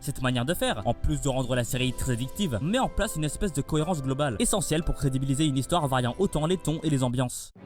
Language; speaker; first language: French; native; French